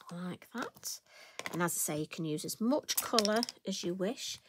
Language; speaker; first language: English; native; English